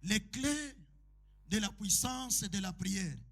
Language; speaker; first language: French; non-native, local second language; Swahili